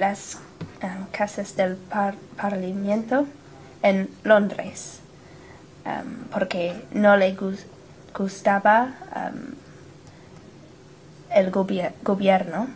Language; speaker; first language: Spanish; non-native, learner; English